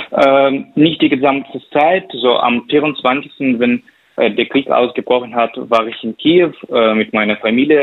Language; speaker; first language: German; non-native, fluent; Ukrainian